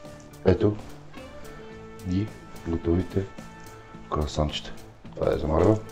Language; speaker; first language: Bulgarian; native; Bulgarian